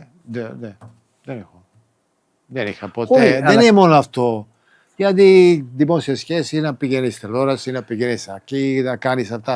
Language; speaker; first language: Greek; non-native, fluent; Serbian